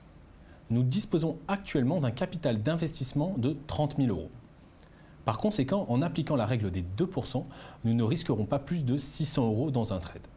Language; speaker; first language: French; native; French